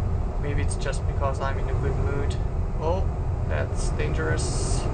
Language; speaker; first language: English; non-native, fluent; German